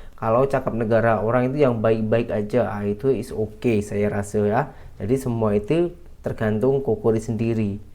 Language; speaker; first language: Indonesian; native; Indonesian